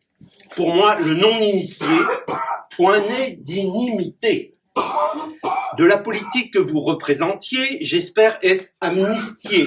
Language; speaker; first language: French; native; French